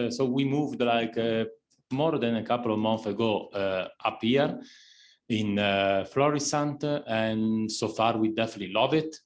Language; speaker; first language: English; non-native, fluent; Italian